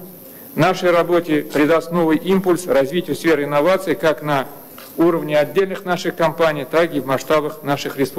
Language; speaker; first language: Russian; native; Russian